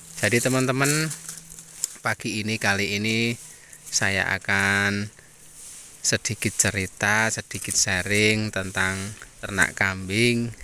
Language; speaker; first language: Indonesian; non-native, local second language; Javanese